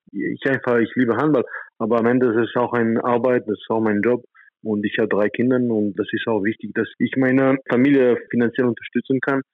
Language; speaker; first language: German; non-native, fluent; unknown